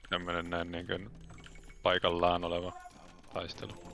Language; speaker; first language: Finnish; native; Finnish